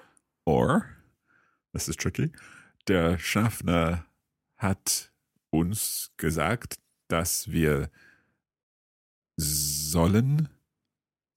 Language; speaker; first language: German; non-native, learner; English